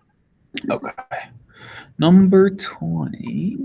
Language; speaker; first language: English; native; English